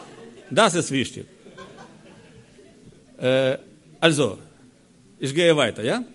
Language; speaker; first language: German; non-native, learner; Russian